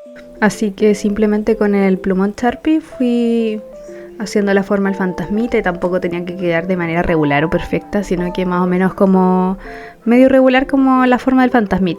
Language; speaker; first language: Spanish; native; Spanish